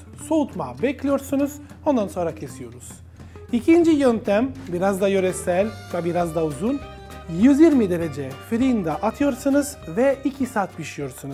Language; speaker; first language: Turkish; non-native, fluent; Italian